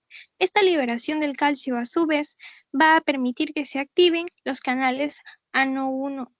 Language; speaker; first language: Spanish; native; Spanish